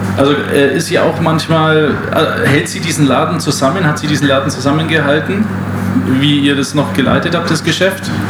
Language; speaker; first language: German; native; German